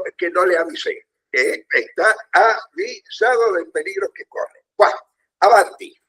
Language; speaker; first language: Spanish; early bilingual, other home language; German